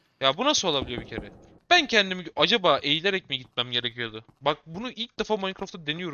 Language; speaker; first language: Turkish; native; Turkish